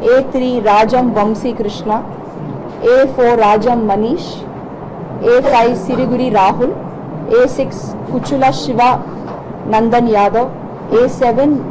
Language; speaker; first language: Hindi; non-native, local second language; Telugu